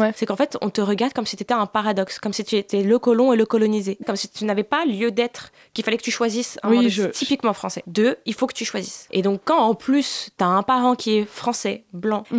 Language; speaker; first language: French; native; French